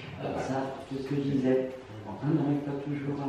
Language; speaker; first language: French; native; French